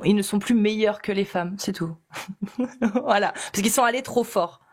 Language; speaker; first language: French; native; French